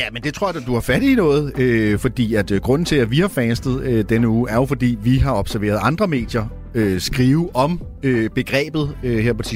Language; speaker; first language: Danish; native; Danish